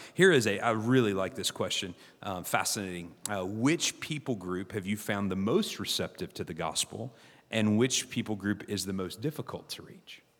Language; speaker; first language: English; native; English